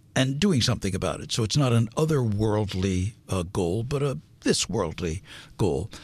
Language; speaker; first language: English; native; English